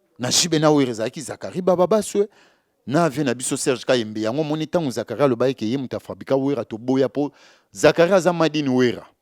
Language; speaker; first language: Lingala; native; Lingala